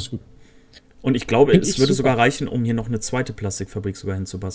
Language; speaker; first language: German; native; German